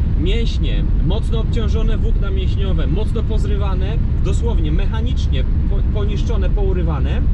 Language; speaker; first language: Polish; native; Polish